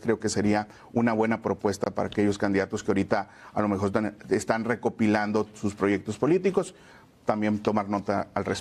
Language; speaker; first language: Spanish; native; Spanish